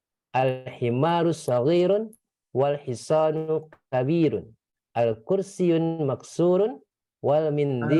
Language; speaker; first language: Arabic; non-native, learner; Indonesian